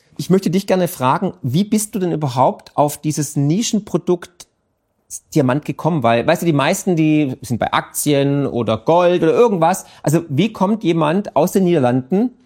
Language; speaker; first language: German; native; German